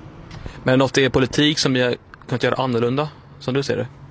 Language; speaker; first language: Swedish; native; Swedish